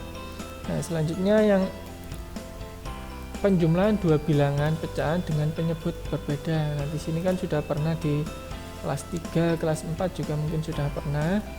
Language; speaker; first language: Indonesian; native; Indonesian